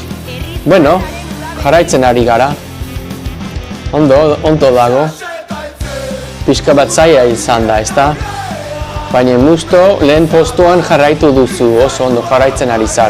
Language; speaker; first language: Basque; non-native, learner; English